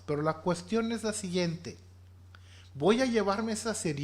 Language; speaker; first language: Spanish; native; Spanish